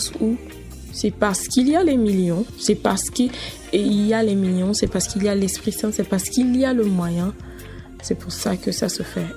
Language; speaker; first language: French; non-native, local second language; Ewe